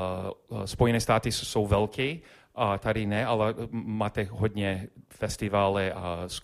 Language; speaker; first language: Czech; non-native, learner; English